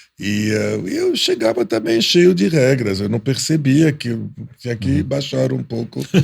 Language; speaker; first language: Portuguese; early bilingual, heritage; Portuguese